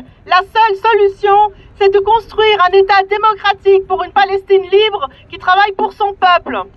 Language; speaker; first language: French; native; French